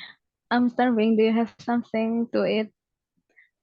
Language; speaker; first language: English; non-native, learner; Indonesian